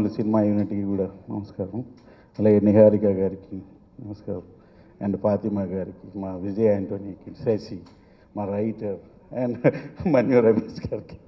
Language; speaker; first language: Telugu; native; Telugu